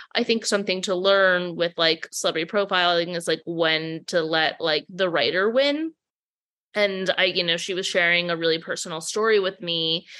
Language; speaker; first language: English; native; English